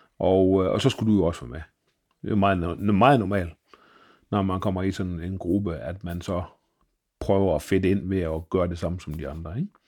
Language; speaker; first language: Danish; native; Danish